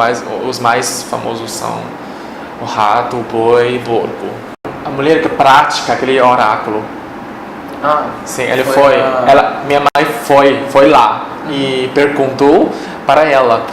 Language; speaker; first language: Portuguese; non-native, fluent; Chinese